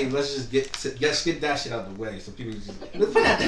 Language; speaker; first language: English; native; English